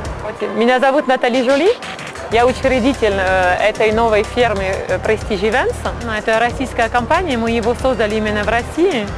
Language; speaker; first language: Russian; non-native, fluent; French